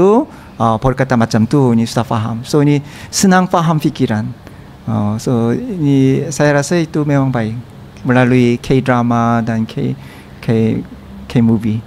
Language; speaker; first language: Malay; non-native, learner; Korean